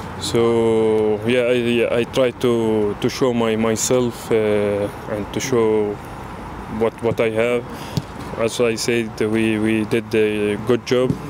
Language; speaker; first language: English; non-native, learner; Arabic